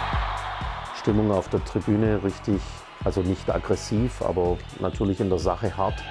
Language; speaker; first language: German; native; German